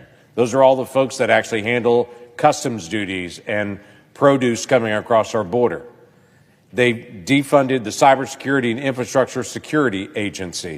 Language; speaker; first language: English; native; English